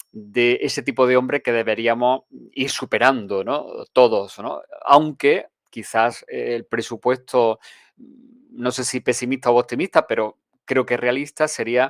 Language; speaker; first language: Spanish; native; Spanish